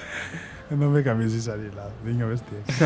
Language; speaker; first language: Basque; native; Basque